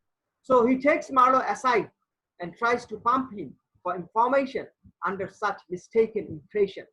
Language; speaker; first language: English; non-native, local second language; Bangla